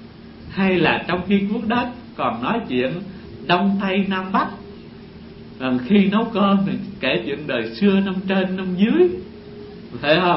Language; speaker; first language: Vietnamese; native; Vietnamese